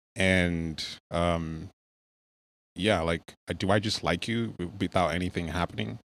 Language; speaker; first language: English; early bilingual, other home language; Yoruba